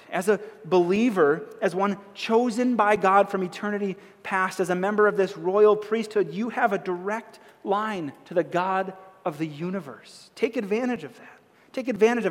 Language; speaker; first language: English; native; English